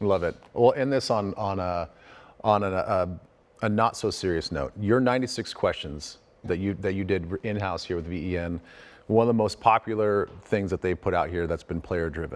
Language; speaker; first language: English; native; English